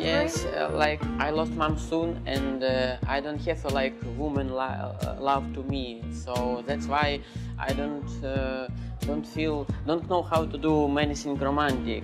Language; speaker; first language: English; non-native, learner; Ukrainian